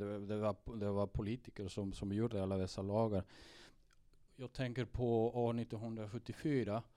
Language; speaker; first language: Swedish; non-native, fluent; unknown